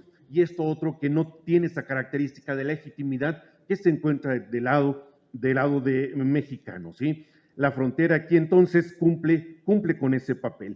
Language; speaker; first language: Spanish; native; Spanish